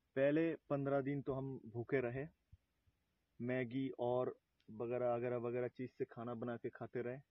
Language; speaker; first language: Hindi; non-native, local second language; Bangla